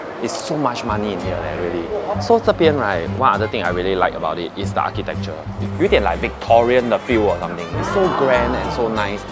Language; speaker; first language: English; non-native, local second language; Chinese